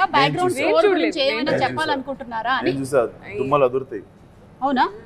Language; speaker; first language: Telugu; native; Telugu